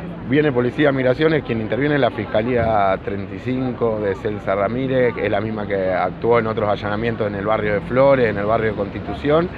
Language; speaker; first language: Spanish; native; Spanish